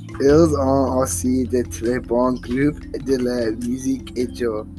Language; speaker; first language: French; non-native, learner; English